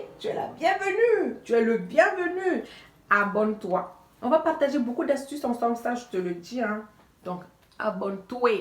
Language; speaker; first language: French; non-native, local second language; Bambara